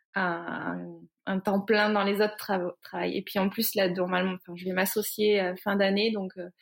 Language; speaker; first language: French; native; French